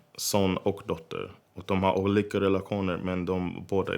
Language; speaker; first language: Swedish; non-native, fluent; English